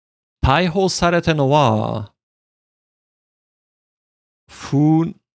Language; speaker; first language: Japanese; non-native, learner; English